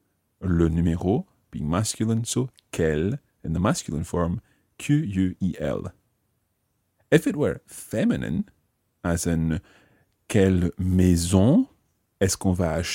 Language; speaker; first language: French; non-native, fluent; English